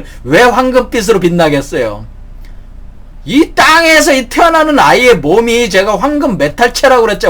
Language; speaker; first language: Korean; native; Korean